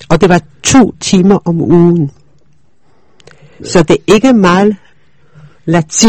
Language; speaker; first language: Danish; early bilingual, other home language; Polish